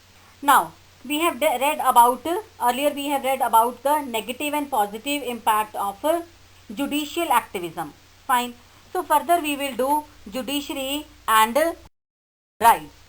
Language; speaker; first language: English; non-native, local second language; Hindi